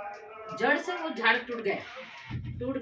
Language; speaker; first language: Hindi; non-native, local second language; Marathi